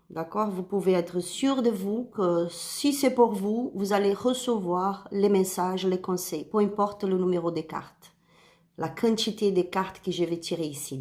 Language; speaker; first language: French; non-native, learner; Spanish